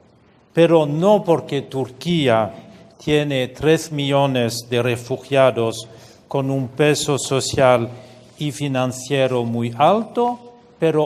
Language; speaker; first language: Spanish; non-native, fluent; French